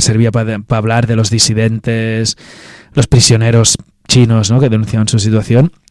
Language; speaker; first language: Spanish; non-native, local second language; Catalan